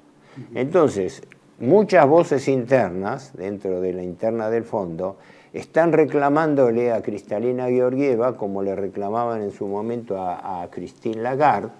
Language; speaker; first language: Spanish; native; Spanish